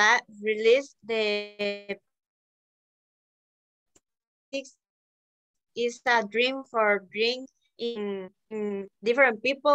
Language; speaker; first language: English; non-native, learner; Spanish